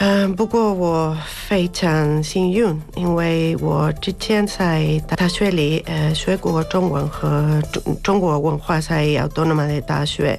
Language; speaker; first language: Chinese; non-native, learner; Spanish